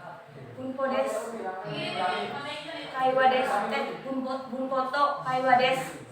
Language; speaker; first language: Japanese; non-native, learner; Indonesian